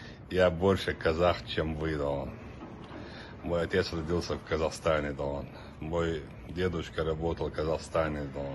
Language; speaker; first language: Russian; non-native, local second language; Chechen